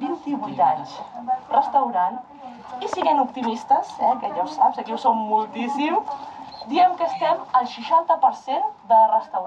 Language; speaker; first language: Catalan; native; Catalan